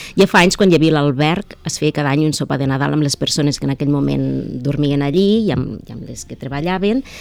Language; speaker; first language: Catalan; native; Catalan